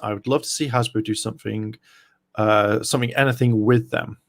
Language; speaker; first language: English; native; English